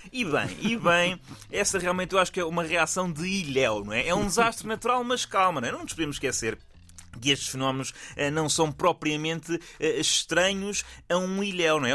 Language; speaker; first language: Portuguese; native; Portuguese